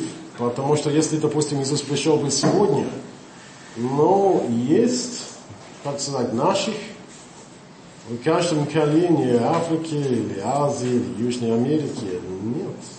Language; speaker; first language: Russian; non-native, fluent; English